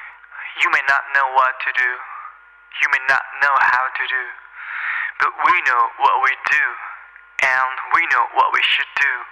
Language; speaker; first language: English; non-native, fluent; French